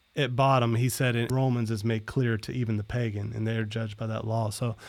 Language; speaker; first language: English; native; English